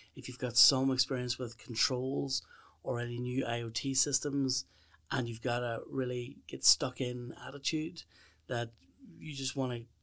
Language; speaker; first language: English; native; English